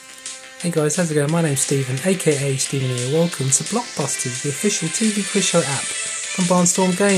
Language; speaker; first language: English; native; English